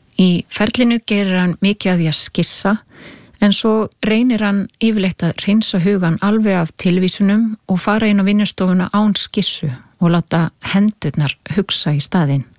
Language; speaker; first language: Icelandic; native; Icelandic